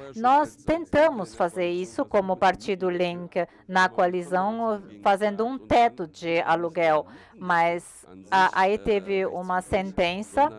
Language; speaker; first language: Portuguese; non-native, learner; German